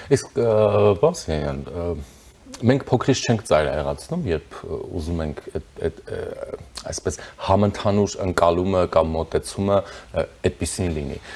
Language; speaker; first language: Armenian; native; Armenian